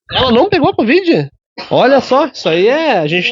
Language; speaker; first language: Portuguese; native; Portuguese